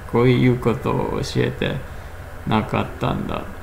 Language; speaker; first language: Japanese; non-native, learner; English